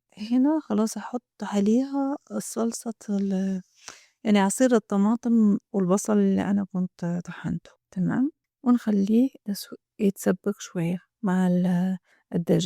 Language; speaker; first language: Arabic; native; Arabic